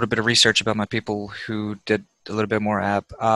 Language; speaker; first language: English; early bilingual, other home language; Russian